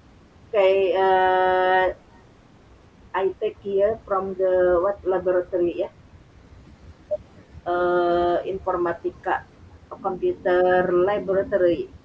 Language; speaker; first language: English; non-native, learner; Indonesian